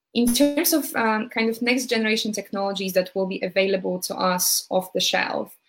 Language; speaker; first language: English; non-native, fluent; Polish